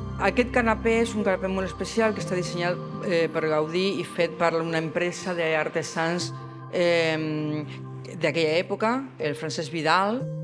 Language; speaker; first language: Catalan; non-native, local second language; Spanish